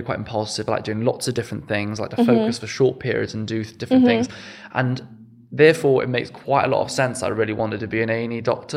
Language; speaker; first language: English; native; English